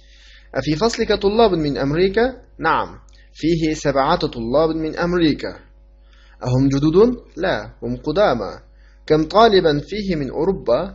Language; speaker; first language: Arabic; non-native, fluent; Uyghur